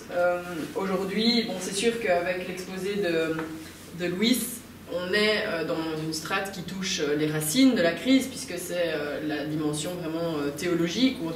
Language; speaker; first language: French; native; French